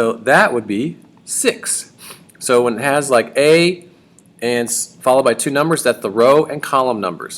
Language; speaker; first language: English; native; English